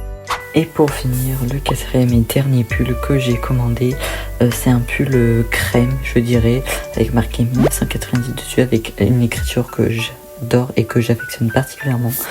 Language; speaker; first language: French; native; French